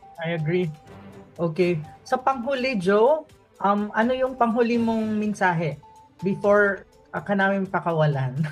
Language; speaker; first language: Filipino; native; Filipino